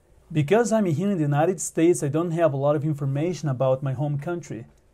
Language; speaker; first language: English; non-native, fluent; Portuguese